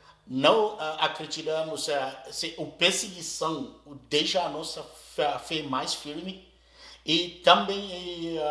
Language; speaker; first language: Portuguese; non-native, learner; Arabic